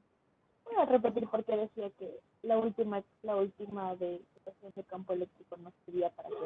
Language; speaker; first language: Spanish; native; Spanish